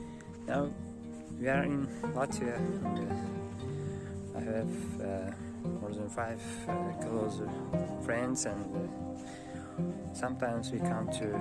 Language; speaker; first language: English; non-native, learner; Uzbek